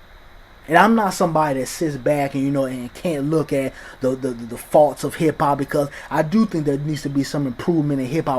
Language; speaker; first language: English; native; English